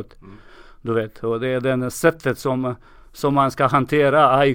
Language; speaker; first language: Swedish; non-native, fluent; Serbian